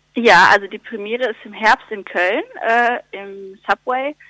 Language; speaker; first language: German; native; German